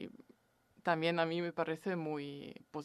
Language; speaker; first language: Spanish; non-native, fluent; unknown